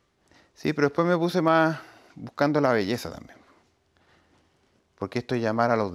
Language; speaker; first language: Spanish; native; Spanish